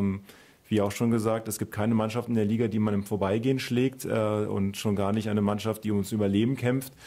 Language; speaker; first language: German; native; German